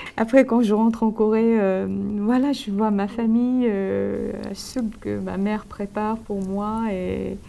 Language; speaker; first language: French; non-native, fluent; Korean